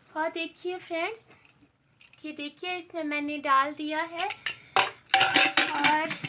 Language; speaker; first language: Hindi; native; Hindi